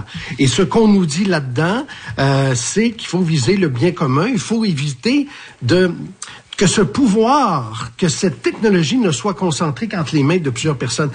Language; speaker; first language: French; native; French